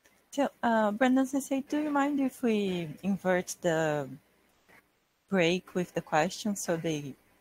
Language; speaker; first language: English; non-native, fluent; Portuguese